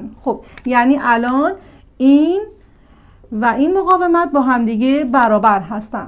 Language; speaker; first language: Persian; native; Persian